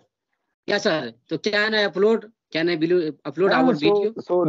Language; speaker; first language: English; non-native, learner; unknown